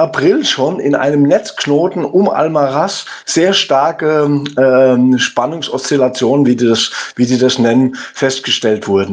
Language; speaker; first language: German; native; German